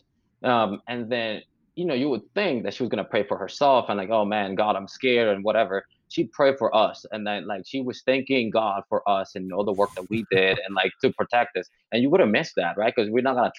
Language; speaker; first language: English; non-native, fluent; Spanish